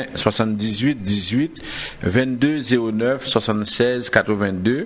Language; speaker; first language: French; native; French